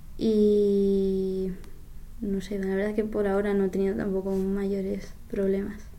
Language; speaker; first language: Spanish; native; Spanish